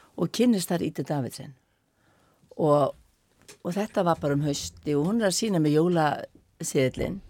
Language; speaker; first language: Icelandic; non-native, fluent; Faroese